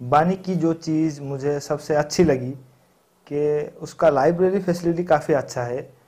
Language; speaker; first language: Hindi; non-native, local second language; Odia